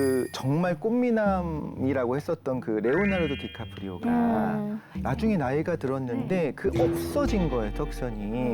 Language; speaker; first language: Korean; native; Korean